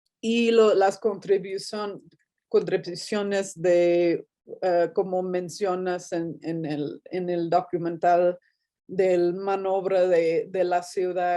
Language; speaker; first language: Spanish; non-native, fluent; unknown